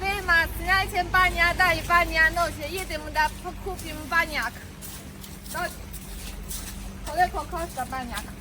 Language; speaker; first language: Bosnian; non-native, learner; Chinese